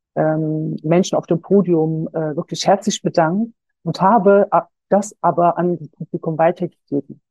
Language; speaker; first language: German; native; German